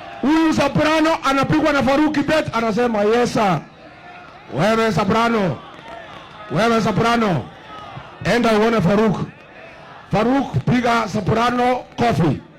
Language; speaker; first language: Swahili; non-native, local second language; Kikuyu